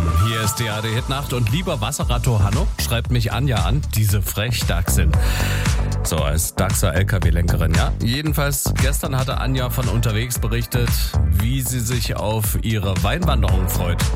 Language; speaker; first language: German; native; German